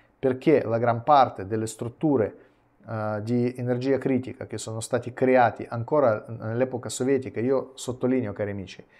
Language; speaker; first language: Italian; non-native, fluent; Russian